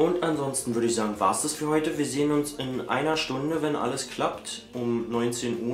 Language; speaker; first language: German; native; German